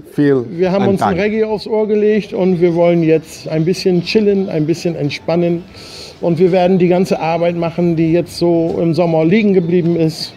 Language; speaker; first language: German; native; German